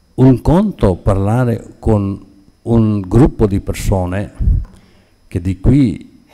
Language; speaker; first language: Italian; non-native, fluent; Urdu